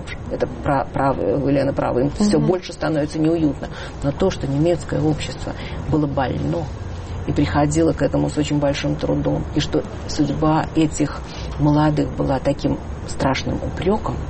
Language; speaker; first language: Russian; native; Russian